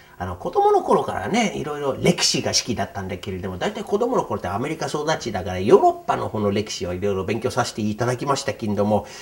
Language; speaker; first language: Japanese; non-native, fluent; English